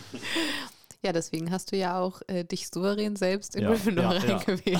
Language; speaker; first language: German; native; German